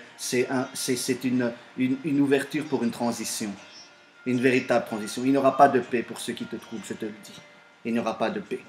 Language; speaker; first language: French; native; French